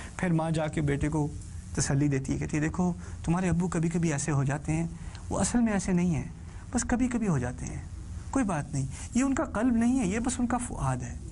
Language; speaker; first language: Urdu; early bilingual, heritage; Urdu